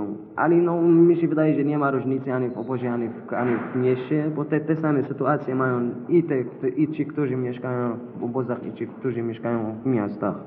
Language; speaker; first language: Polish; non-native, learner; Arabic